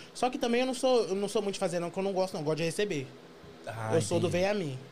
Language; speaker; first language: Portuguese; native; Portuguese